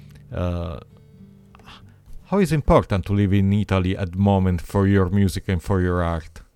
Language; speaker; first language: English; non-native, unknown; Italian